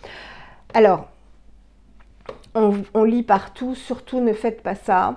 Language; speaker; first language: French; native; French